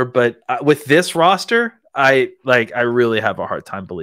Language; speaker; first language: English; native; English